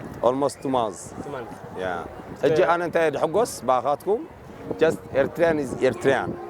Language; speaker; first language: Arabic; non-native, learner; Tigrinya